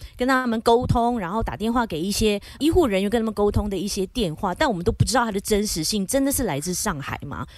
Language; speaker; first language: Chinese; native; Chinese